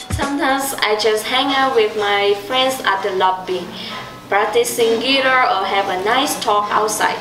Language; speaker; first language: English; non-native, learner; Vietnamese